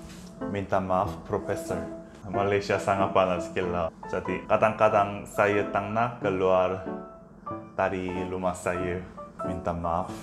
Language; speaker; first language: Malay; non-native, learner; Korean